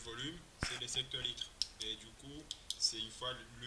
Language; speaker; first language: French; non-native, fluent; Spanish